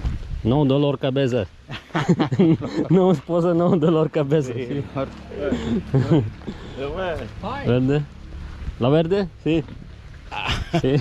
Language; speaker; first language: Spanish; non-native, learner; Polish